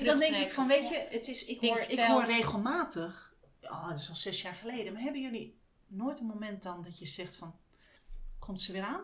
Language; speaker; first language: Dutch; native; Dutch